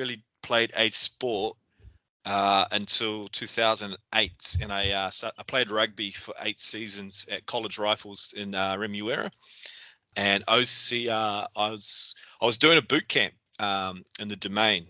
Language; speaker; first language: English; native; English